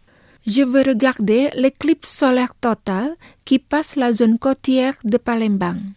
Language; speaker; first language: French; non-native, fluent; Indonesian